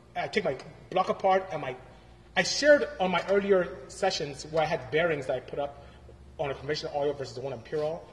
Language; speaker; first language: English; native; English